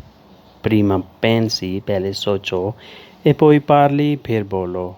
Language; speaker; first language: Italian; non-native, learner; Urdu